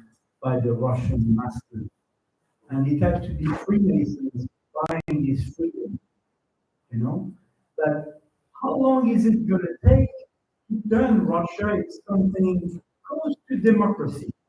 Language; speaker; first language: English; non-native, fluent; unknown